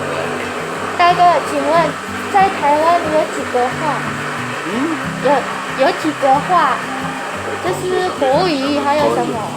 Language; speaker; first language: Chinese; non-native, learner; Indonesian